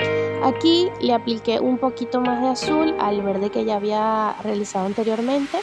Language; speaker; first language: Spanish; native; Spanish